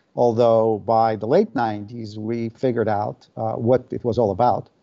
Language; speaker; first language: English; non-native, fluent; Russian